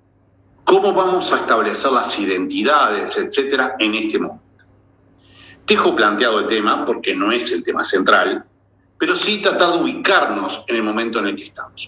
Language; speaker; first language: Spanish; native; Spanish